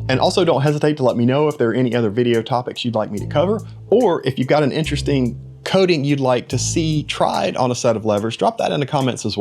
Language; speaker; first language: English; native; English